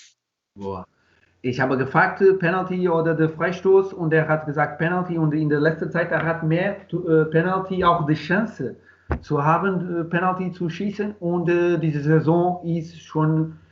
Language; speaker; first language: German; non-native, learner; Portuguese